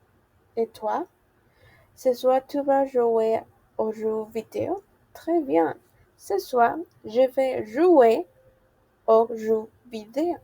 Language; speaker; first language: French; non-native, fluent; Spanish